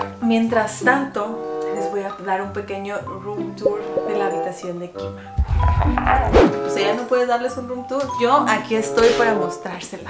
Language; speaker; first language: Spanish; native; Spanish